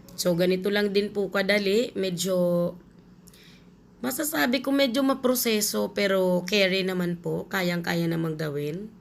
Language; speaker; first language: Filipino; non-native, local second language; Bikol